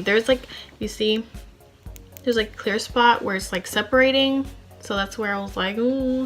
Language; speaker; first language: English; native; English